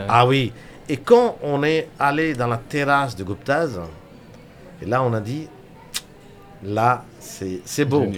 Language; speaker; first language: French; non-native, fluent; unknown